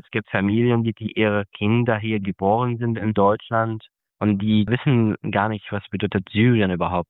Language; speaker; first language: German; non-native, fluent; Arabic